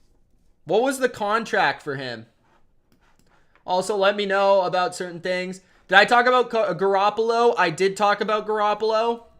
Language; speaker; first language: English; native; English